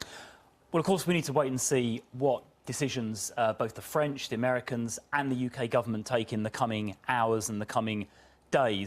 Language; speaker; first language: English; native; English